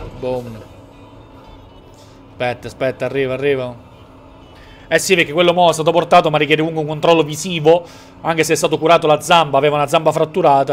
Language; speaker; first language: Italian; native; Italian